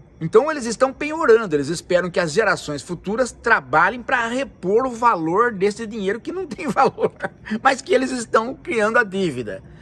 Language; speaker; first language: Portuguese; native; Portuguese